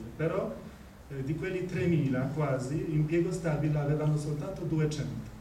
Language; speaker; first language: Italian; non-native, fluent; Polish